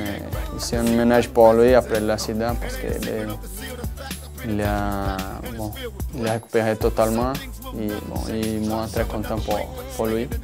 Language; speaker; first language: French; non-native, learner; Portuguese